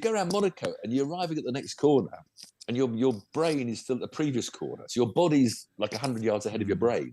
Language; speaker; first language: English; native; English